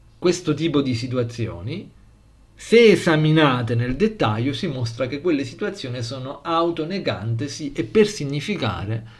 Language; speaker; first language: Italian; native; Italian